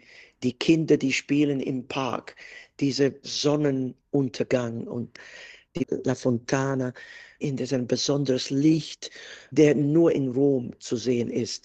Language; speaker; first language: German; non-native, fluent; English